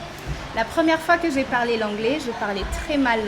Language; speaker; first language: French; non-native, local second language; Morisyen